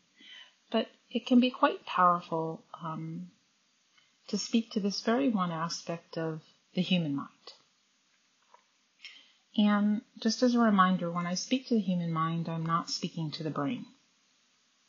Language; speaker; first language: English; native; English